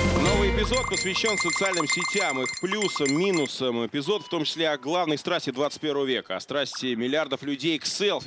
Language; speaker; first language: Russian; native; Russian